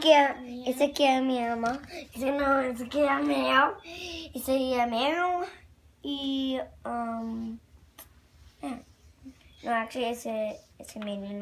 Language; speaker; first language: Portuguese; early bilingual, heritage; Portuguese